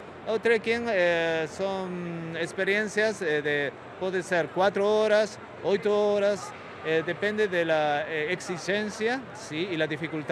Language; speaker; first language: Portuguese; non-native, fluent; Spanish